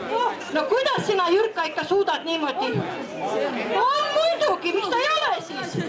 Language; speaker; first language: Estonian; native; Estonian